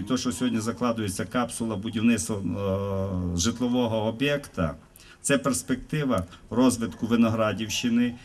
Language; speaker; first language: Ukrainian; native; Ukrainian